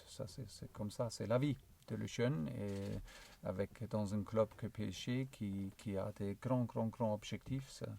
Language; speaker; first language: French; non-native, learner; German